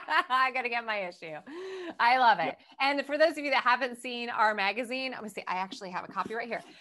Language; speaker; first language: English; native; English